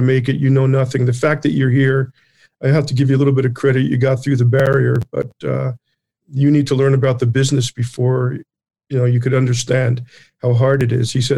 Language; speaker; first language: English; native; English